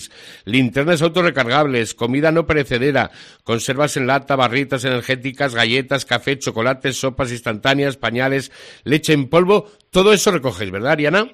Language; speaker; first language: Spanish; native; Spanish